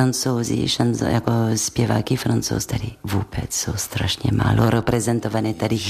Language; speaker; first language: Czech; non-native, fluent; French